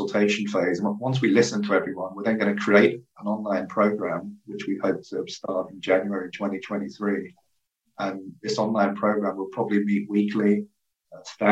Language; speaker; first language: English; native; English